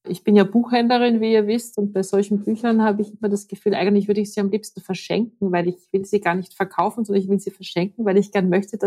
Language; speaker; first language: German; native; German